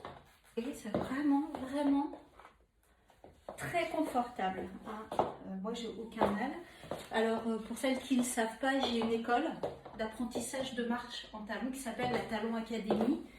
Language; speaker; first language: French; native; French